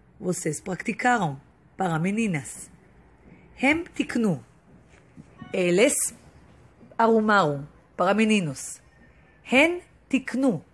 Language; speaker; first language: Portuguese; non-native, fluent; Hebrew